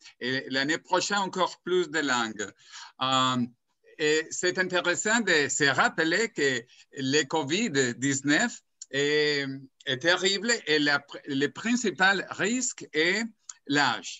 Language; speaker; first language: French; non-native, fluent; Spanish